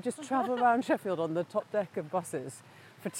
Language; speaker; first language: English; native; English